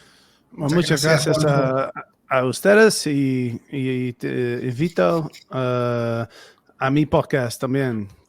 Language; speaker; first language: Spanish; non-native, fluent; Dutch